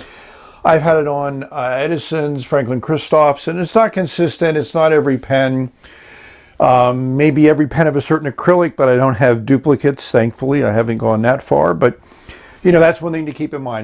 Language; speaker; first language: English; native; English